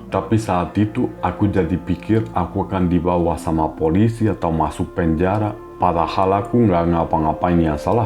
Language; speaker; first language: Indonesian; non-native, fluent; Spanish